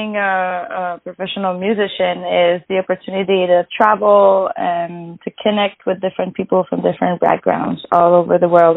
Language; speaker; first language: English; non-native, fluent; French